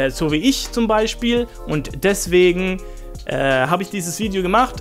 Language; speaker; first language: German; non-native, fluent; Swedish